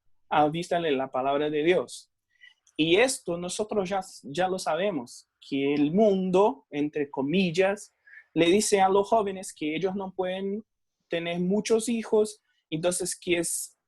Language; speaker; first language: Spanish; non-native, fluent; Portuguese